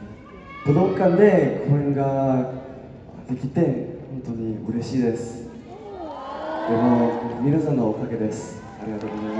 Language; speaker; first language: Japanese; non-native, learner; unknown